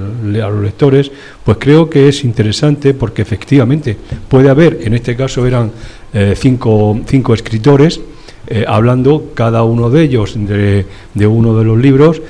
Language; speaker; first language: Spanish; native; Spanish